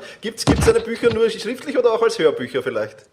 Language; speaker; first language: German; native; German